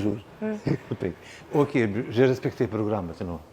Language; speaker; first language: French; non-native, learner; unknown